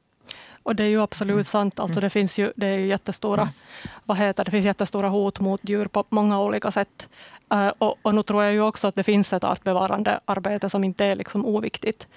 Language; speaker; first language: Swedish; native; Swedish